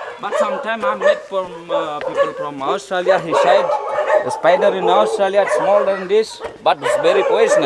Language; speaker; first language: English; non-native, learner; Indonesian